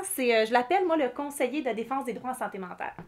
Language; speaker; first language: French; native; French